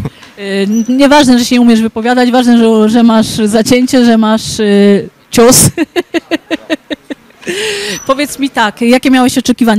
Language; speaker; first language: Polish; native; Polish